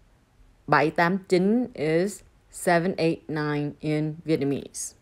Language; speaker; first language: English; non-native, fluent; Vietnamese